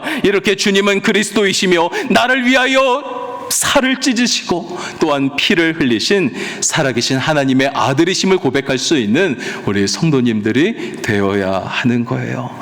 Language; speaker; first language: Korean; native; Korean